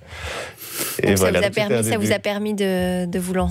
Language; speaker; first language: French; native; French